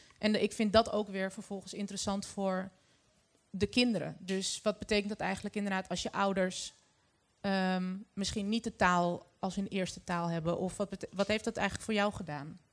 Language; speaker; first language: Dutch; early bilingual, other home language; Arabic